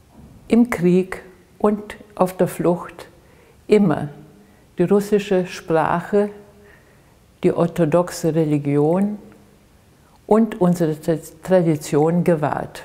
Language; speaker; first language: German; early bilingual, heritage; Russian